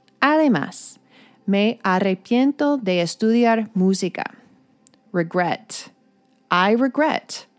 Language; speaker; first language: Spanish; non-native, fluent; English